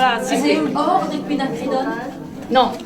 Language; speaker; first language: French; native; French